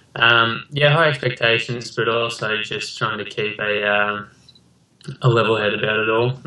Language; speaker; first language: English; native; English